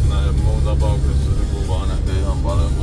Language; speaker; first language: Finnish; native; Finnish